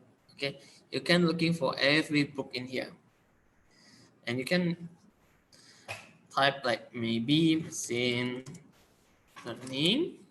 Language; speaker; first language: English; non-native, learner; Indonesian